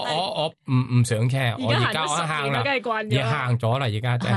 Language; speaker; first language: Cantonese; non-native, learner; Thai